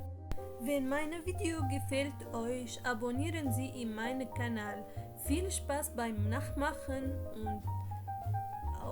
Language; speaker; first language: German; non-native, learner; Arabic